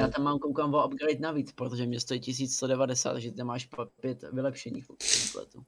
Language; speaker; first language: Czech; native; Czech